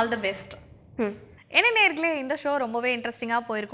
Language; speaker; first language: Tamil; native; Tamil